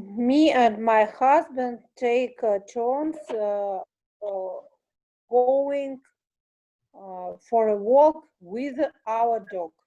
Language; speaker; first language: English; non-native, learner; Russian